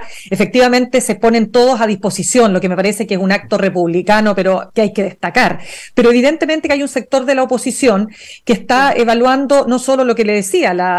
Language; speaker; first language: Spanish; native; Spanish